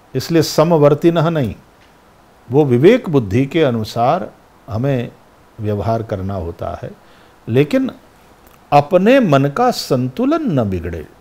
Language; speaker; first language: Hindi; non-native, local second language; Gujarati